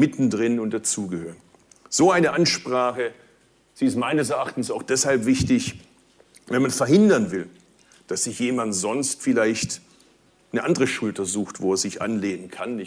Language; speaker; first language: German; early bilingual, other home language; Turkish